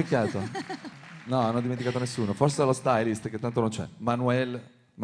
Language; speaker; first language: Italian; native; Italian